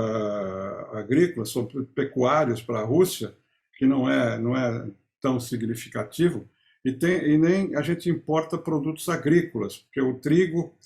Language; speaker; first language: Portuguese; native; Portuguese